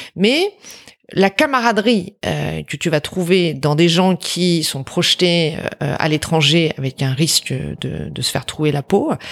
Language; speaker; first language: French; native; French